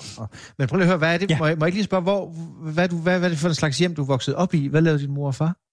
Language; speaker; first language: Danish; native; Danish